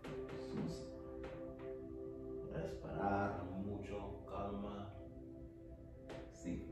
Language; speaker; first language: Spanish; non-native, learner; English